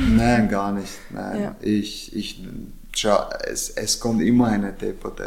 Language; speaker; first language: German; non-native, fluent; Chechen